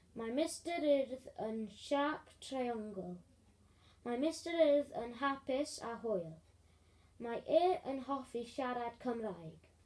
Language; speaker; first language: Welsh; non-native, local second language; English